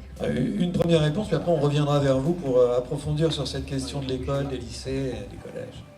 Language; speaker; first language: French; native; French